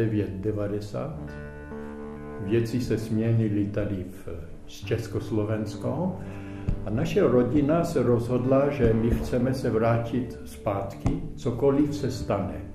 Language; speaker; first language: Czech; early bilingual, heritage; Czech